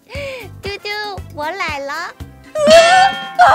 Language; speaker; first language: Chinese; non-native, fluent; Korean